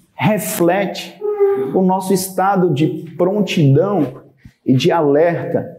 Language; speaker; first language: Portuguese; native; Portuguese